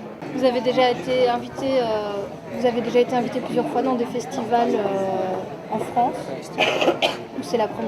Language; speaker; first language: French; native; French